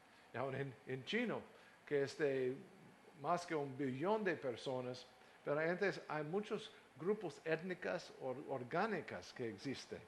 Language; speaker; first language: Spanish; non-native, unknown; English